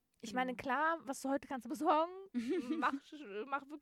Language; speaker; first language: German; native; German